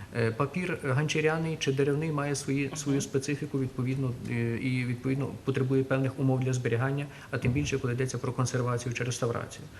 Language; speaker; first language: Ukrainian; native; Ukrainian